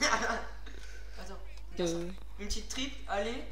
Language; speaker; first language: French; native; French